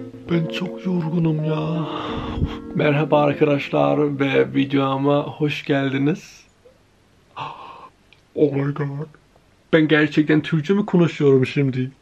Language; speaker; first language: Turkish; early bilingual, heritage; Turkish